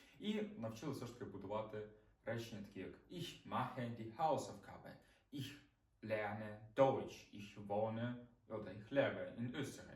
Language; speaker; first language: German; non-native, fluent; Ukrainian